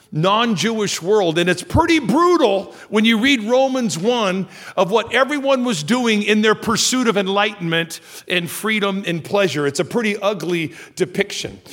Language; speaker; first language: English; native; English